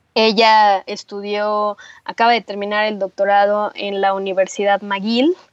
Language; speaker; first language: Spanish; native; Spanish